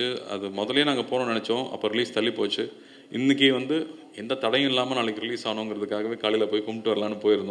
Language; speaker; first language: Tamil; native; Tamil